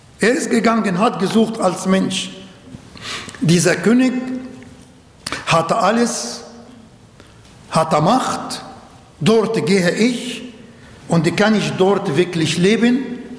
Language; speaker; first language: German; non-native, learner; Arabic